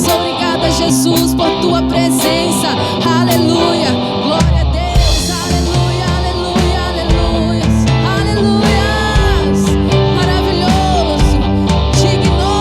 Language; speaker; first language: Portuguese; native; Portuguese